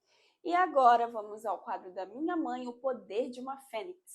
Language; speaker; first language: Portuguese; native; Portuguese